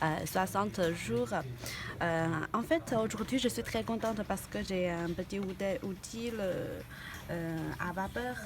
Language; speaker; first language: French; non-native, learner; Chinese